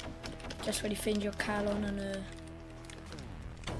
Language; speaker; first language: Welsh; non-native, local second language; English